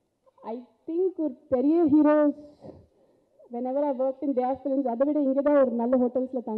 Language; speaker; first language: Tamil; non-native, fluent; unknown